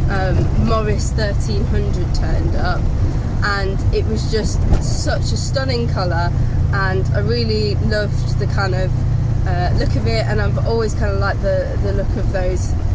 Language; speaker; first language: English; native; English